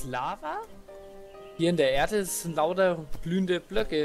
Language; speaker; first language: German; native; German